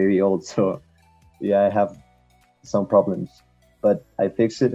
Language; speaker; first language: English; non-native, learner; Spanish